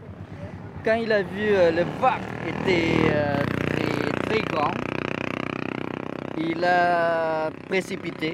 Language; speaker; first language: French; non-native, learner; Indonesian